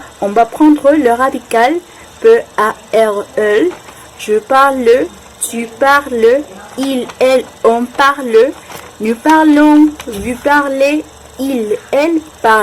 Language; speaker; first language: French; non-native, learner; Spanish